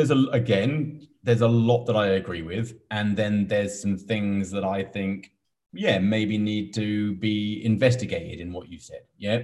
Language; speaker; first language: English; native; English